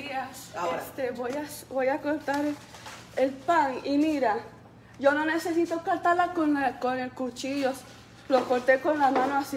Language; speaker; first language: Spanish; early bilingual, heritage; Spanish